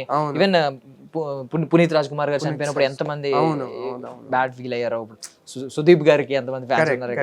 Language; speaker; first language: Telugu; native; Telugu